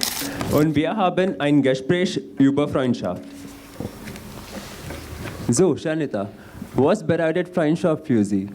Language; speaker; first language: German; non-native, learner; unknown